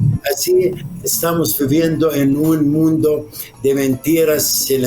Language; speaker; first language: Spanish; non-native, fluent; Arabic